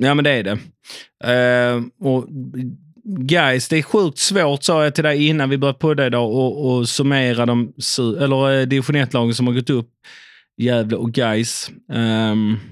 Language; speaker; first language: Swedish; native; Swedish